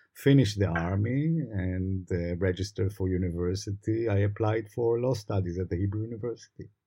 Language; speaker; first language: English; non-native, fluent; Hebrew